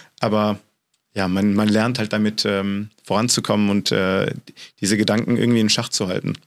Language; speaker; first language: German; non-native, fluent; French